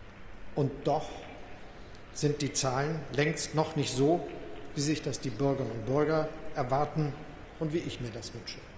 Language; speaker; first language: German; native; German